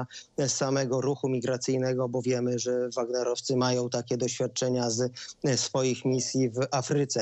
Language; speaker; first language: Polish; native; Polish